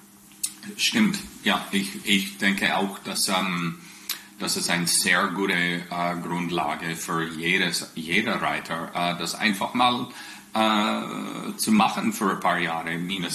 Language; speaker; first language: German; non-native, fluent; English